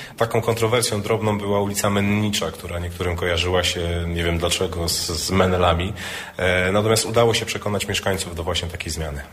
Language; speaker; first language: Polish; native; Polish